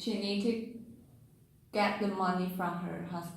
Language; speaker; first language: English; non-native, learner; Chinese